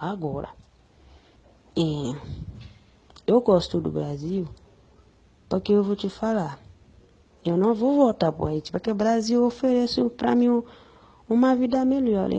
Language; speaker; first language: Portuguese; non-native, learner; Haitian Creole